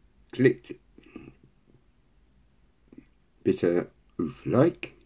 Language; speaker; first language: German; non-native, learner; English